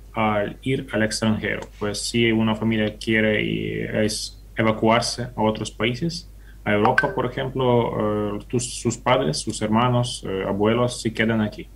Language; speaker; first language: Spanish; non-native, fluent; Ukrainian